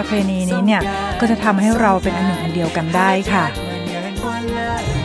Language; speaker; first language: Thai; native; Thai